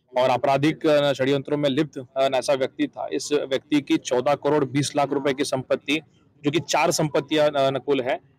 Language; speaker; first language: Hindi; native; Hindi